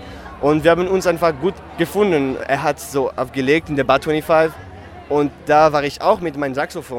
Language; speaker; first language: German; non-native, fluent; French